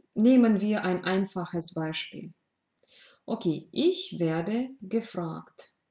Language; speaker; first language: German; non-native, fluent; Russian